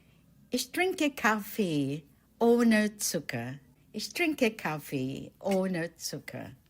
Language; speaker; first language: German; non-native, fluent; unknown